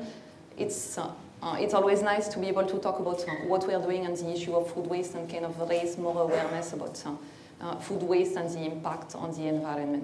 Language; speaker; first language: English; non-native, fluent; French